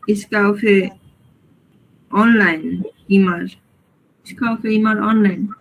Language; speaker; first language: German; non-native, learner; Bangla